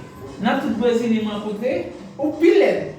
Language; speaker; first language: Portuguese; non-native, learner; Haitian Creole